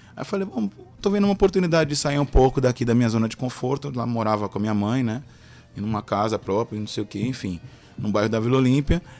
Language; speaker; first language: Portuguese; native; Portuguese